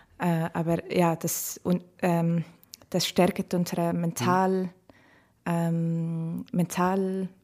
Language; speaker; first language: German; non-native, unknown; Estonian